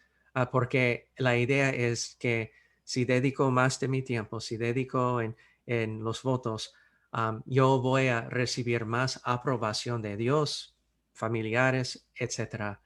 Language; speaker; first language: Spanish; non-native, fluent; English